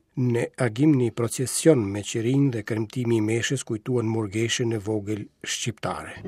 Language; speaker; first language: Albanian; native; Albanian